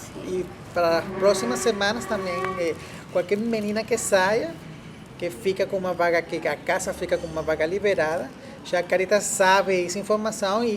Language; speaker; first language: Portuguese; non-native, fluent; Spanish